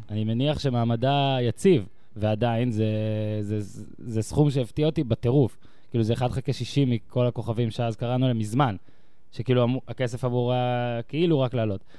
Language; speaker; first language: Hebrew; native; Hebrew